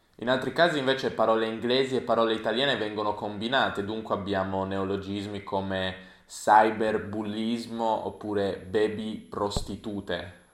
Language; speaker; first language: Italian; native; Italian